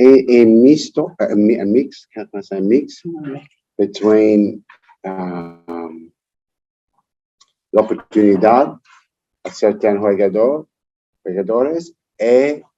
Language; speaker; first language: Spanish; non-native, learner; English